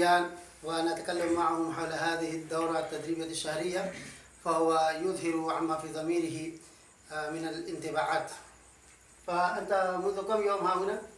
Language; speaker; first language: Arabic; non-native, fluent; Urdu